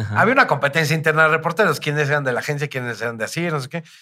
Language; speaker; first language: Spanish; native; Spanish